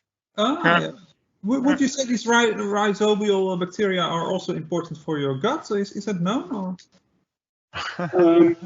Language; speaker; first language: English; non-native, fluent; Dutch